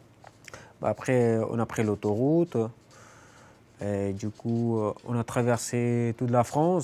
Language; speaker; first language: French; non-native, fluent; Romanian